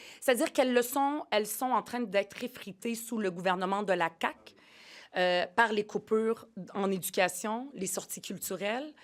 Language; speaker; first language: French; early bilingual, other home language; Arabic